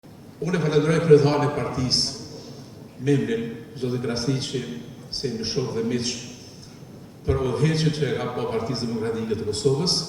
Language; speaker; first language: Albanian; native; Albanian